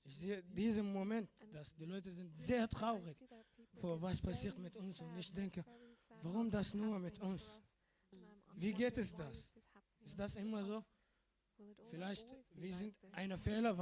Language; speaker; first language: German; non-native, learner; Arabic